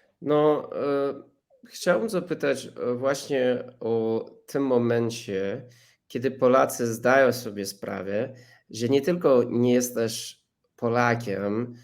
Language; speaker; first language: Polish; non-native, fluent; English